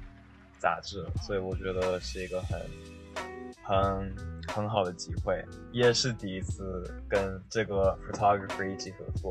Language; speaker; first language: Chinese; non-native, fluent; English